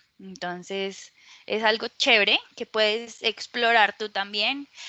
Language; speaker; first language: Spanish; native; Spanish